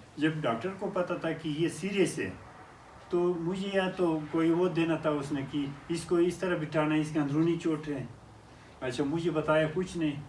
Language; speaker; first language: Urdu; non-native, local second language; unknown